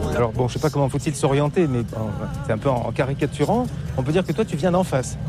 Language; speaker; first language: French; native; French